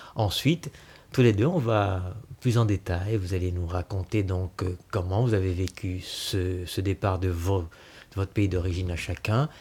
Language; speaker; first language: French; native; French